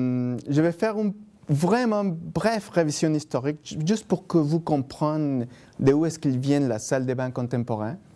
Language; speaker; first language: French; non-native, fluent; Spanish